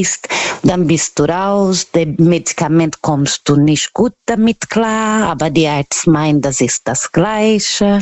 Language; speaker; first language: German; non-native, fluent; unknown